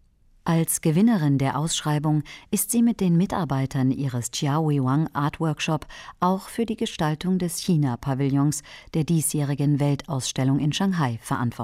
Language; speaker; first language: German; native; German